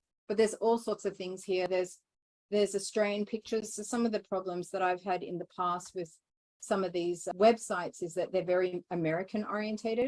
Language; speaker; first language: English; native; English